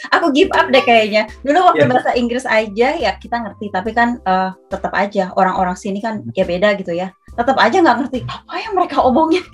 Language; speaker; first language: Indonesian; native; Indonesian